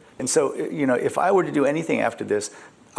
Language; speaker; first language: English; early bilingual, other home language; Korean